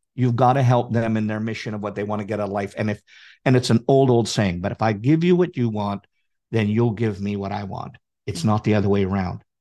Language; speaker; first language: English; native; English